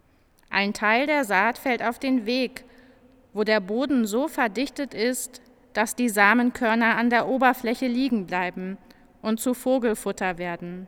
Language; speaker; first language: German; native; German